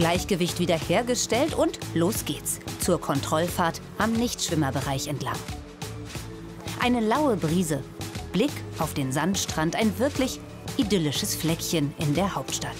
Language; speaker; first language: German; native; German